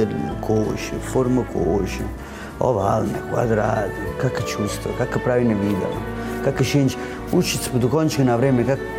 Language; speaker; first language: Russian; non-native, learner; Italian